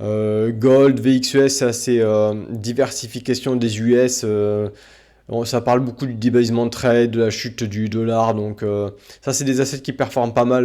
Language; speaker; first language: French; native; French